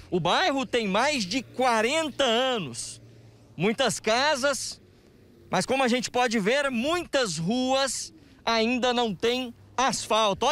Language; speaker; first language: Portuguese; native; Portuguese